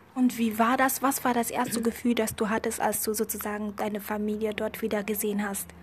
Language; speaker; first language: German; native; German